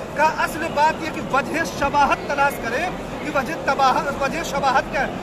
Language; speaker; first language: Urdu; native; Urdu